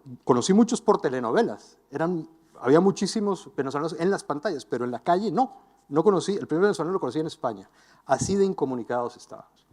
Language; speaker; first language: Spanish; native; Spanish